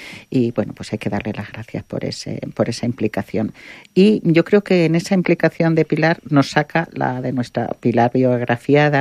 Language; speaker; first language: Spanish; native; Spanish